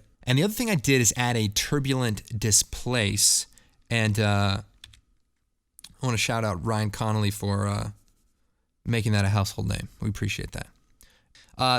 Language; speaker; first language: English; native; English